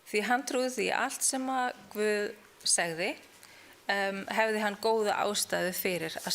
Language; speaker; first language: Icelandic; native; Icelandic